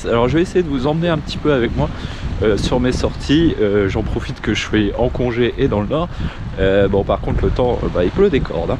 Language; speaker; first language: French; native; French